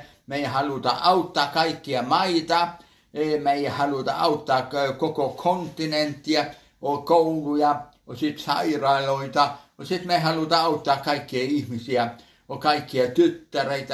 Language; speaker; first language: Finnish; early bilingual, heritage; Finnish